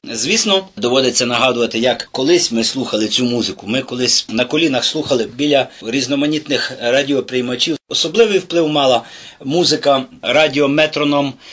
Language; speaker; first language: Ukrainian; native; Ukrainian